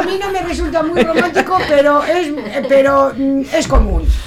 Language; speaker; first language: Spanish; native; Spanish